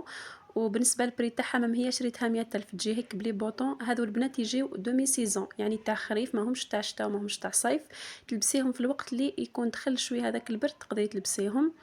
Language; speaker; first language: Arabic; native; Arabic